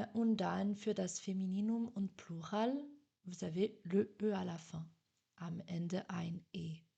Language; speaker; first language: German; non-native, fluent; French